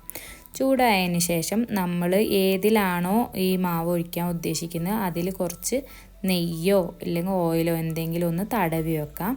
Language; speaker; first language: Malayalam; native; Malayalam